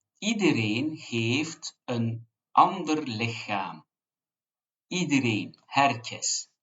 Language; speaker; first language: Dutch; non-native, fluent; Turkish